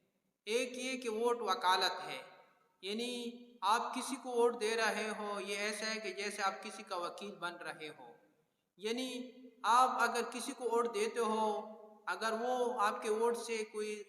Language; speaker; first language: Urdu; non-native, local second language; Pashto